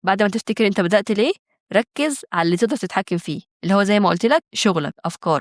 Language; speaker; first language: Arabic; native; Arabic